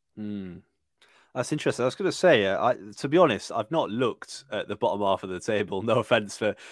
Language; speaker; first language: English; native; English